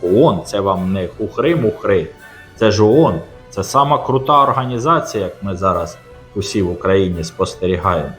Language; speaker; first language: Ukrainian; non-native, local second language; Russian